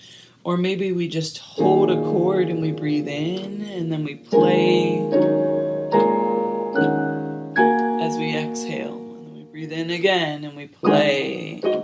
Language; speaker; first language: English; native; English